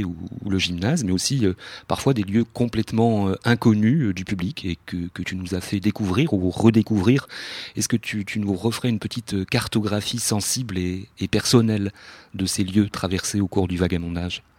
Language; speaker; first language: French; native; French